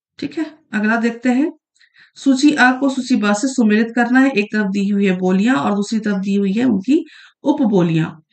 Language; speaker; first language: Hindi; native; Hindi